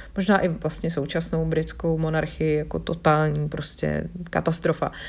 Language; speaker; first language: Czech; native; Czech